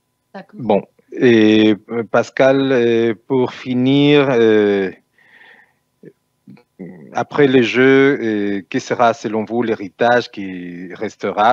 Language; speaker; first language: French; non-native, fluent; Spanish